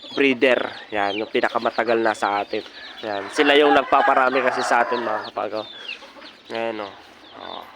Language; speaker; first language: Filipino; native; Filipino